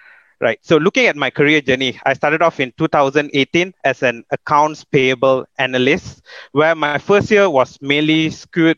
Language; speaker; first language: English; non-native, local second language; Malay